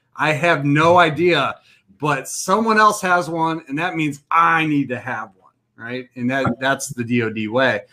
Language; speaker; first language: English; native; English